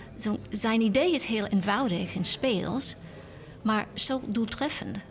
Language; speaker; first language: Dutch; non-native, learner; English